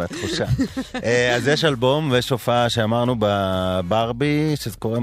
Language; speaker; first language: Hebrew; native; Hebrew